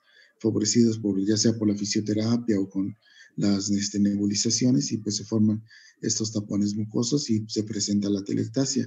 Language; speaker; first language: Spanish; native; Spanish